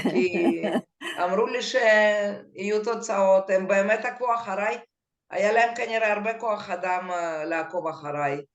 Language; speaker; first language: Hebrew; non-native, fluent; Russian